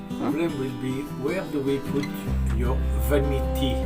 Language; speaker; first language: English; non-native, fluent; French